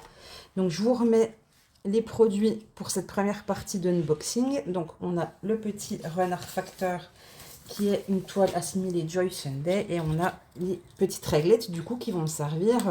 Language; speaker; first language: French; native; French